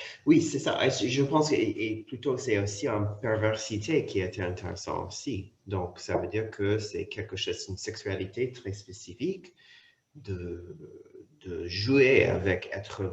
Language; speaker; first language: French; non-native, fluent; English